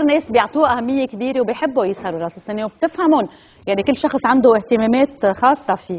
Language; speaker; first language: Arabic; native; Arabic